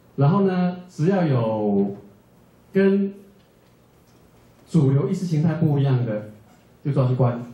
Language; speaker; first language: Chinese; native; Chinese